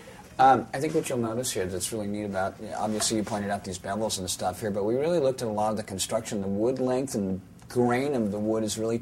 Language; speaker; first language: English; native; English